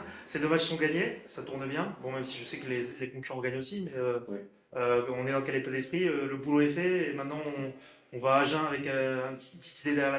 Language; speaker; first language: French; native; French